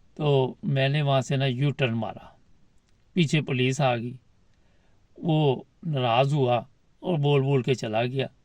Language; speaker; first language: Urdu; non-native, local second language; Punjabi